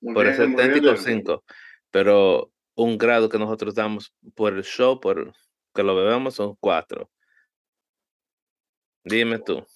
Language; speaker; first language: Spanish; early bilingual, heritage; Spanish